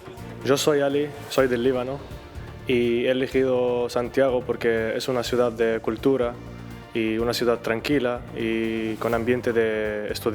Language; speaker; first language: Spanish; non-native, fluent; Arabic